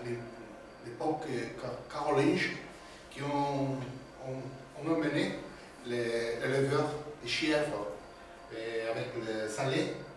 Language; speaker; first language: French; non-native, learner; Spanish